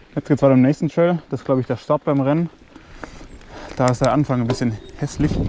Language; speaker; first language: German; native; German